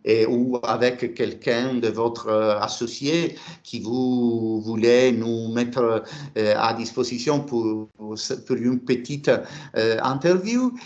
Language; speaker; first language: French; non-native, fluent; Italian